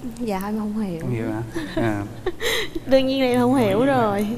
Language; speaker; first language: Vietnamese; native; Vietnamese